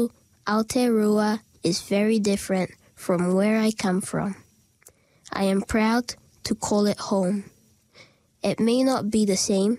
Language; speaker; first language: English; native; English